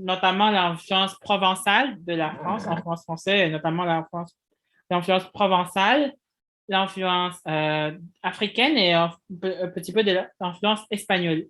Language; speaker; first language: French; non-native, fluent; Indonesian